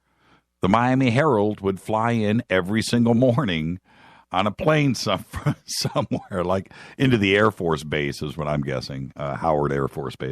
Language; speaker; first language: English; native; English